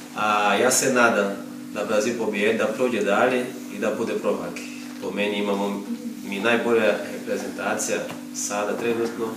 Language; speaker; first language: Croatian; non-native, learner; Portuguese